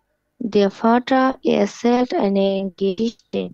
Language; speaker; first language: German; non-native, learner; Bangla